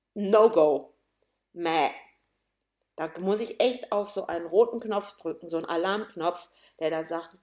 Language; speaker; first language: German; native; German